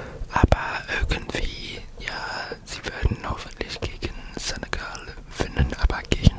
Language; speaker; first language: German; non-native, learner; English